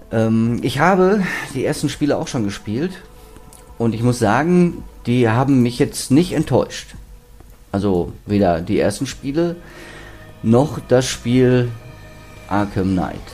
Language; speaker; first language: German; native; German